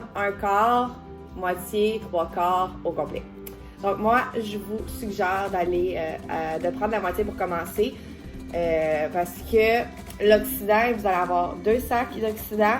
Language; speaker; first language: French; native; French